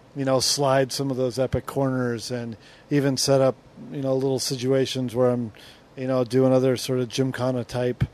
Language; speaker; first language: English; native; English